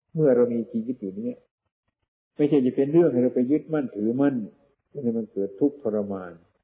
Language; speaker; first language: Thai; non-native, local second language; Northeastern Thai